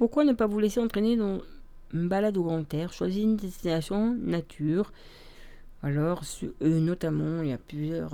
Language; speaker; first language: French; native; French